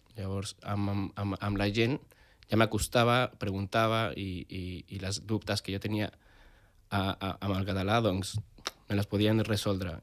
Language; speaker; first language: Catalan; non-native, fluent; Spanish